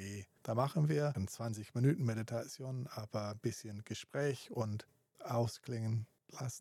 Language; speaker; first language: German; non-native, fluent; English